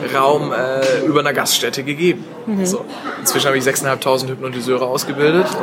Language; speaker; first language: German; native; German